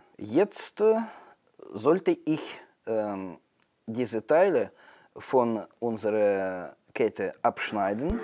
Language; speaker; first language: German; non-native, learner; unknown